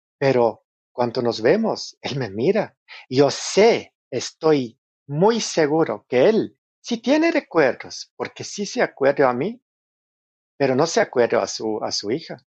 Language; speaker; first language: Spanish; non-native, fluent; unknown